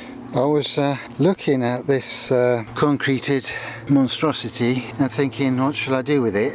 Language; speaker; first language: English; native; English